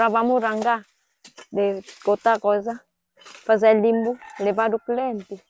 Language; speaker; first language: Portuguese; non-native, learner; Vietnamese